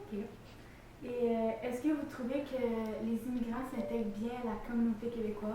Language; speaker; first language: French; native; French